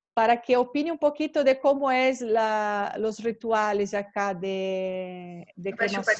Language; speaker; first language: Spanish; non-native, fluent; Portuguese